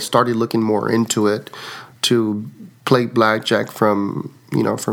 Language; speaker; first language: English; early bilingual, other home language; Spanish